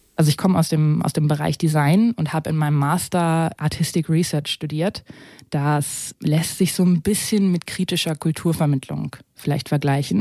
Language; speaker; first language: German; native; German